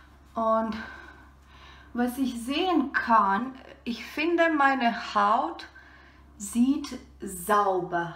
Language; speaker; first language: German; non-native, fluent; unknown